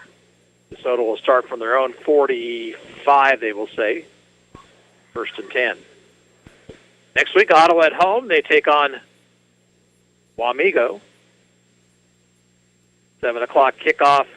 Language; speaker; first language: English; native; English